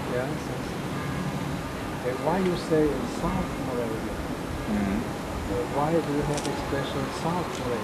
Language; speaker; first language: English; non-native, fluent; Swedish